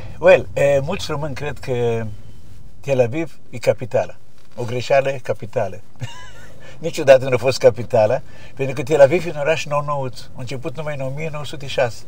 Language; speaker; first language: Romanian; native; Romanian